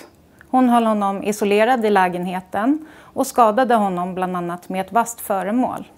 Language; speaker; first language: Swedish; native; Swedish